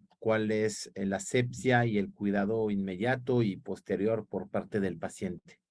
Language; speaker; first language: Spanish; native; Spanish